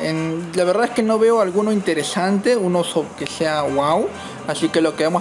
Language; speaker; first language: Spanish; native; Spanish